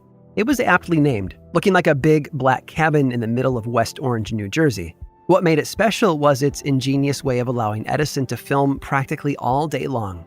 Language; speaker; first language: English; native; English